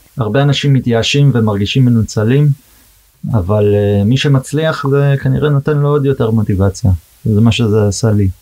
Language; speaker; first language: Hebrew; early bilingual, heritage; Hebrew